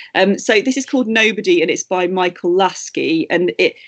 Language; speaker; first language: English; native; English